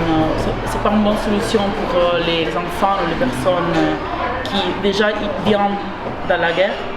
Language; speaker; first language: French; non-native, fluent; Italian